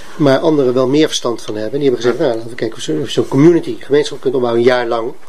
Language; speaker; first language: Dutch; native; Dutch